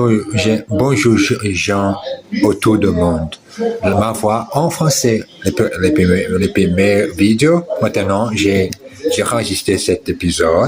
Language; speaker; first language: French; non-native, learner; Portuguese